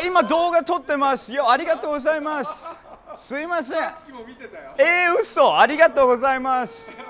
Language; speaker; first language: Japanese; non-native, fluent; English